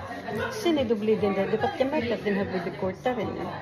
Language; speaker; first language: Swedish; non-native, learner; Cebuano